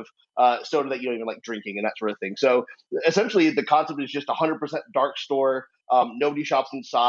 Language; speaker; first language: English; native; English